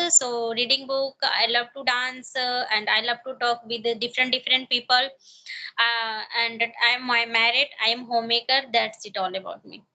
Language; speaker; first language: English; non-native, learner; Hindi